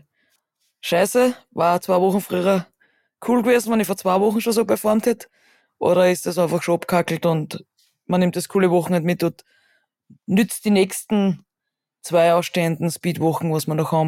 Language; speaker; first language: German; native; German